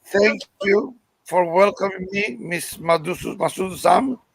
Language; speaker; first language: English; non-native, learner; Spanish